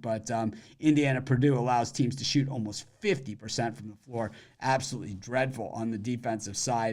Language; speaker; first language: English; native; English